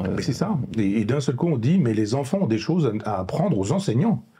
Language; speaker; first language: French; native; French